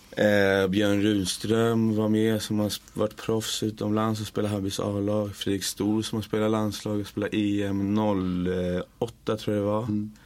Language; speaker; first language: Swedish; native; Swedish